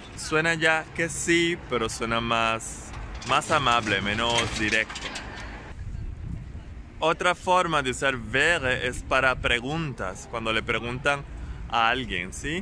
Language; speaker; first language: Spanish; non-native, fluent; German